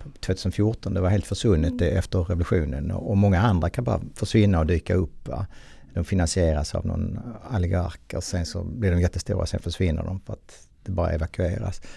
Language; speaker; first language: Swedish; native; Swedish